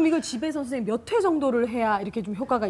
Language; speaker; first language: Korean; native; Korean